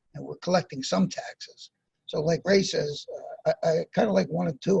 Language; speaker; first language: English; native; English